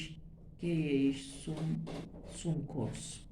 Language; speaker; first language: German; non-native, fluent; Turkish